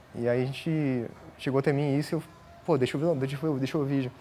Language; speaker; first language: Portuguese; native; Portuguese